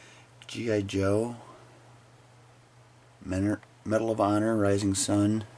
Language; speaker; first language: English; native; English